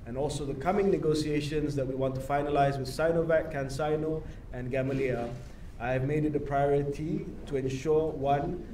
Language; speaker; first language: English; non-native, local second language; Malay